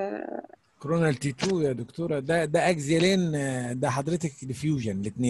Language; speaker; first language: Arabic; native; Arabic